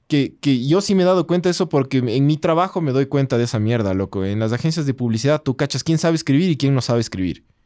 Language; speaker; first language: Spanish; native; Spanish